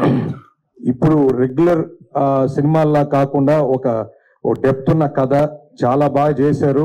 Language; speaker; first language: Telugu; native; Telugu